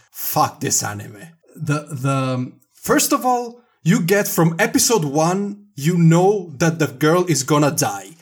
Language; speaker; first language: English; non-native, fluent; Italian